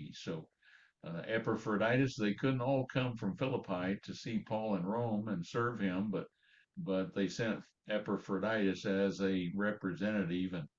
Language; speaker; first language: English; native; English